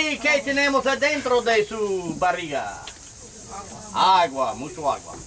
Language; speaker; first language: Spanish; non-native, learner; English